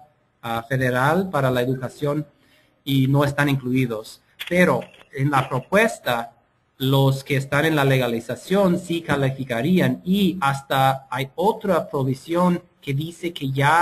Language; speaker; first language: Spanish; non-native, fluent; English